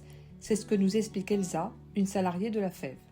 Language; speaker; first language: French; native; French